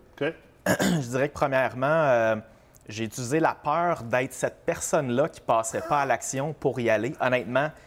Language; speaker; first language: French; native; French